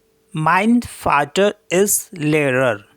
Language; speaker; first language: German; non-native, fluent; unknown